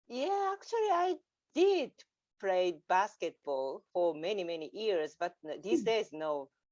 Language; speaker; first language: English; non-native, learner; Japanese